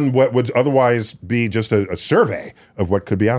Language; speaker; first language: English; native; English